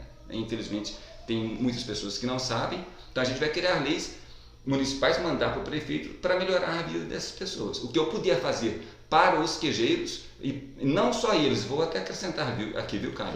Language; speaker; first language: Portuguese; native; Portuguese